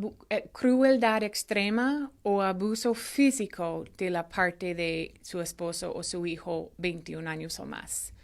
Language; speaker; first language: Spanish; non-native, fluent; English